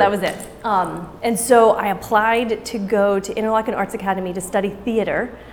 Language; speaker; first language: English; native; English